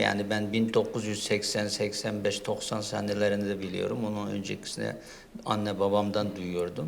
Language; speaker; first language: Turkish; non-native, fluent; Uyghur